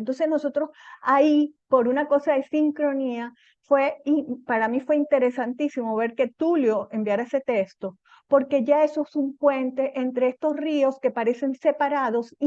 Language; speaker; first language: Spanish; native; Spanish